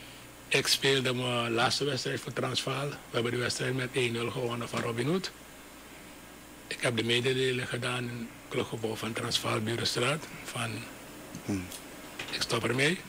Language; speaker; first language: Dutch; non-native, local second language; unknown